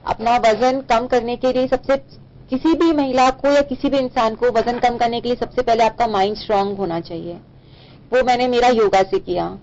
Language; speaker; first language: Hindi; native; Hindi